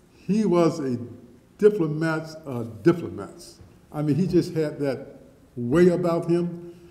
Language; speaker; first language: English; native; English